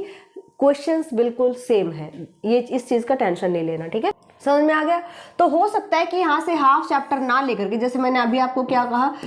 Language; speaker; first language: Hindi; native; Hindi